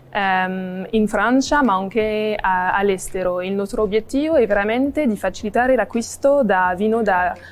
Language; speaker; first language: Italian; non-native, fluent; French